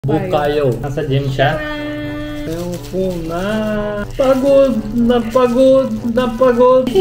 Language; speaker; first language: Filipino; non-native, learner; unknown